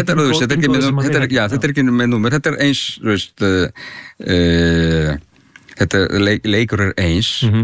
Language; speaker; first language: Icelandic; non-native, learner; Spanish